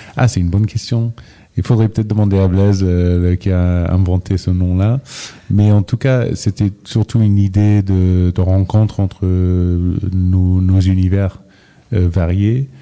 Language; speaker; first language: French; non-native, fluent; English